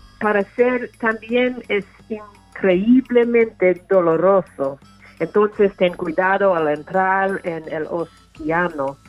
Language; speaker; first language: Spanish; non-native, learner; English